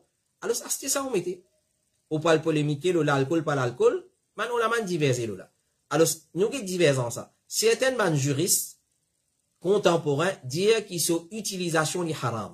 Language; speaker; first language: French; non-native, local second language; Morisyen